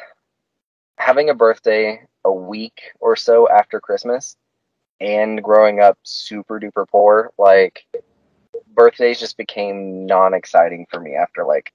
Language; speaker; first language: English; native; English